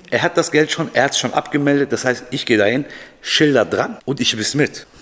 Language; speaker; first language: German; early bilingual, other home language; Turkish